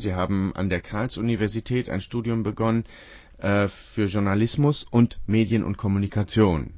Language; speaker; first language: German; native; German